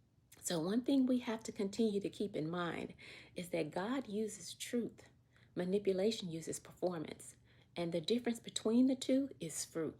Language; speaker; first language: English; native; English